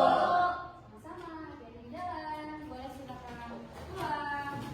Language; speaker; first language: Indonesian; native; Indonesian